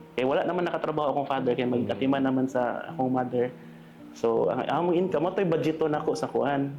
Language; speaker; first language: Cebuano; native; Cebuano